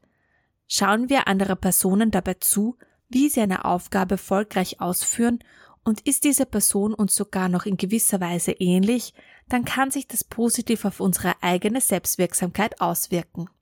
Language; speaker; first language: German; native; German